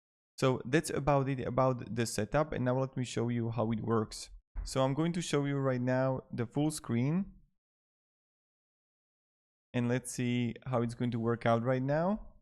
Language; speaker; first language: English; non-native, fluent; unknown